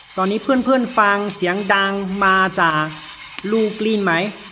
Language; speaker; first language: Thai; non-native, learner; Chinese